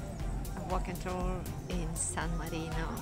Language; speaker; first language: English; non-native, learner; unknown